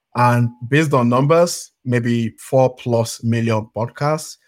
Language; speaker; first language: English; non-native, local second language; Yoruba